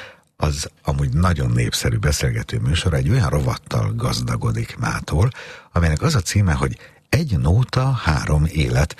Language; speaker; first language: Hungarian; native; Hungarian